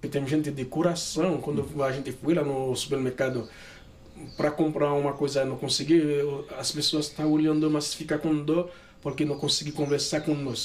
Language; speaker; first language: Portuguese; non-native, learner; Haitian Creole